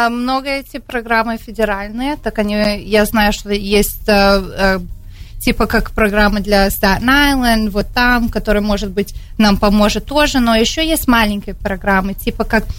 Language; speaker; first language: Russian; early bilingual, heritage; Russian